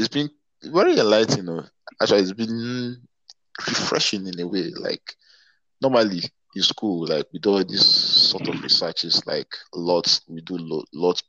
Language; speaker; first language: English; non-native, local second language; Igbo